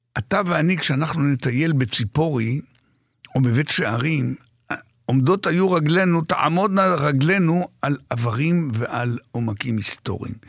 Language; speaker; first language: Hebrew; native; Hebrew